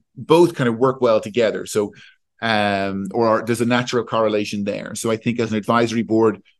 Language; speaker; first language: English; native; English